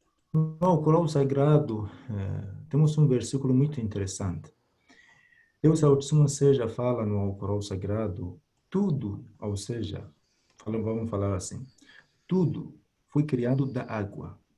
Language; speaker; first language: Portuguese; non-native, fluent; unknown